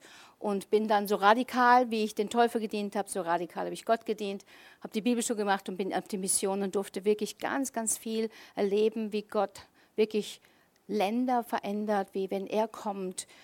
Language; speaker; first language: German; native; German